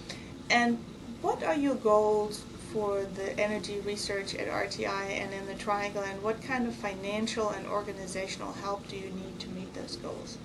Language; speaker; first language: English; non-native, fluent; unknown